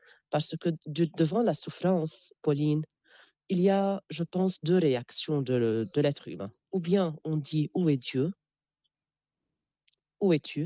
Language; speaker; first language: French; non-native, local second language; Arabic